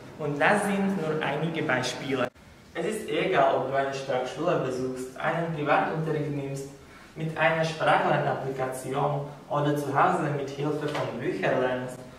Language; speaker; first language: German; non-native, fluent; Slovak